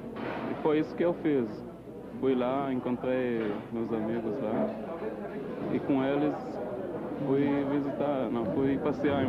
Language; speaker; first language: Portuguese; early bilingual, heritage; Portuguese